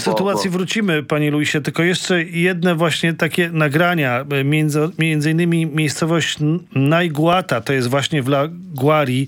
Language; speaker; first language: Polish; native; Polish